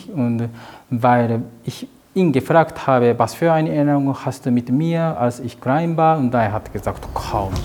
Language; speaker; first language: German; non-native, learner; Japanese